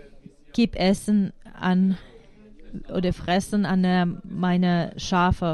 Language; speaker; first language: German; non-native, fluent; Finnish